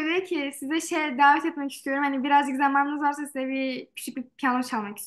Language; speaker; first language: Turkish; native; Turkish